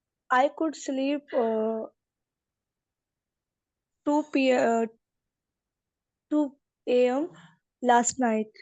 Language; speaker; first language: English; non-native, learner; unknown